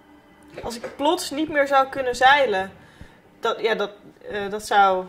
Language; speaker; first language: Dutch; native; Dutch